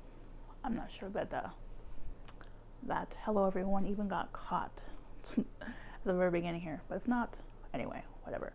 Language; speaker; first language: English; native; English